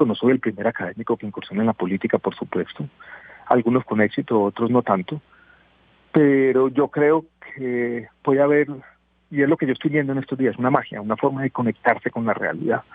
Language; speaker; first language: Spanish; native; Spanish